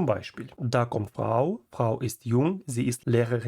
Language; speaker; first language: German; non-native, fluent; Ukrainian